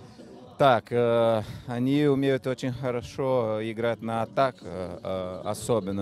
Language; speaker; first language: Russian; non-native, fluent; Portuguese